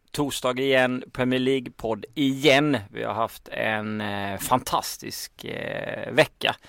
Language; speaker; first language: Swedish; native; Swedish